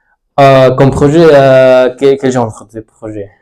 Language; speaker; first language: French; non-native, fluent; English